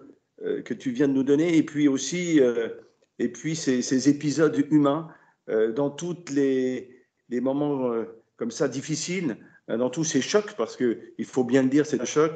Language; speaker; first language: French; native; French